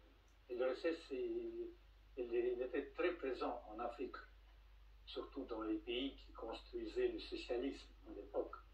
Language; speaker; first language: French; non-native, fluent; Russian